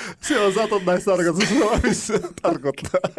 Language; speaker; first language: Finnish; non-native, learner; Arabic